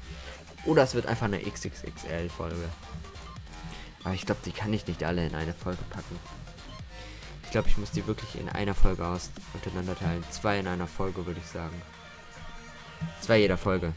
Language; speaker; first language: German; native; German